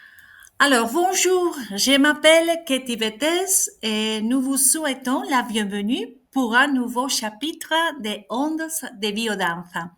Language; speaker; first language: French; non-native, fluent; Spanish